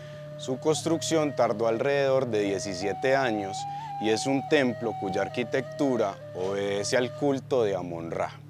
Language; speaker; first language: Spanish; native; Spanish